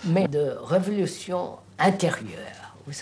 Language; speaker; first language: French; non-native, fluent; Telugu